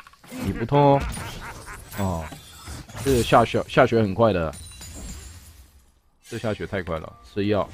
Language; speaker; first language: Chinese; native; Chinese